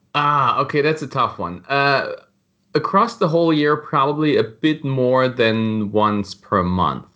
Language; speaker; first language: English; non-native, fluent; German